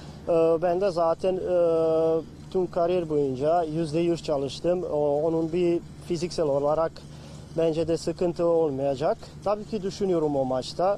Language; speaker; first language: Turkish; non-native, learner; Bosnian